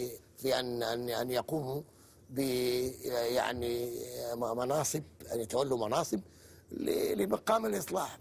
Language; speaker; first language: Arabic; native; Arabic